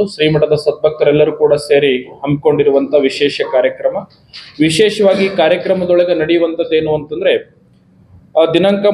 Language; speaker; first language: Kannada; native; Kannada